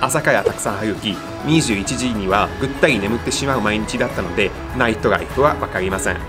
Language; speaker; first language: Japanese; non-native, fluent; Italian